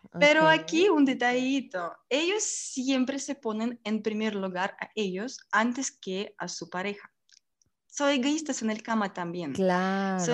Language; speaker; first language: Spanish; non-native, learner; Russian